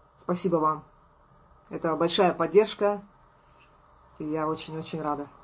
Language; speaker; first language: Russian; native; Russian